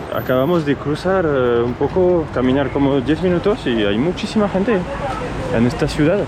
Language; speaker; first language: Spanish; non-native, fluent; French